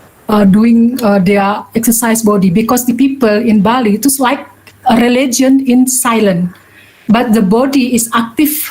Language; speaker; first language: English; non-native, learner; Balinese